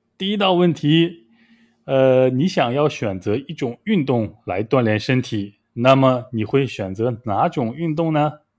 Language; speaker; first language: Chinese; native; Chinese